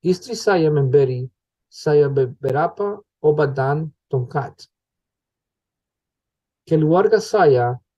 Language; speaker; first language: Indonesian; non-native, learner; English